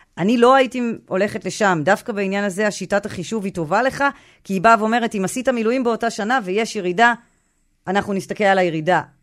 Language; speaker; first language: Hebrew; native; Hebrew